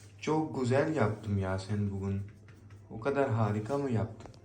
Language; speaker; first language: Turkish; non-native, learner; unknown